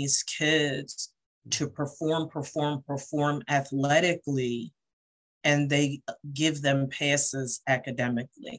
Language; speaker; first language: English; native; English